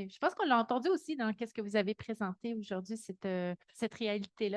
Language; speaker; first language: French; native; French